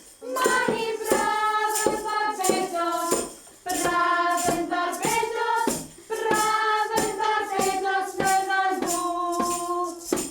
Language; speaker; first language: Welsh; native; Welsh